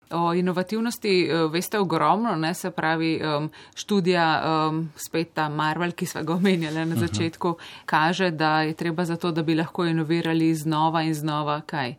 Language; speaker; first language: Slovenian; native; Slovenian